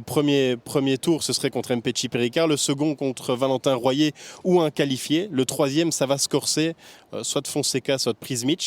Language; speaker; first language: French; native; French